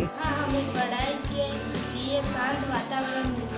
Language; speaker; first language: Hindi; non-native, local second language; Gujarati